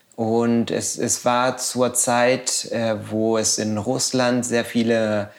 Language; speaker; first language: German; non-native, fluent; Spanish